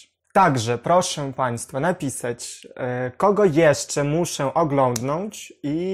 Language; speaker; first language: Polish; non-native, learner; Ukrainian